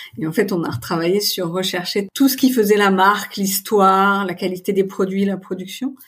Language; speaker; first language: French; native; French